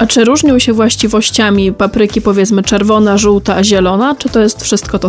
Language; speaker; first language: Polish; native; Polish